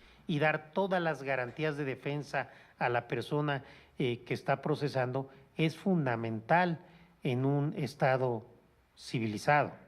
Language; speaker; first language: Spanish; native; Spanish